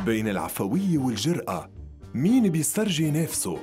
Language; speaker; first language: Arabic; native; Arabic